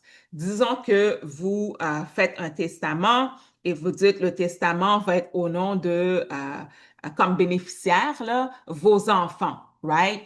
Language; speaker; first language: French; native; French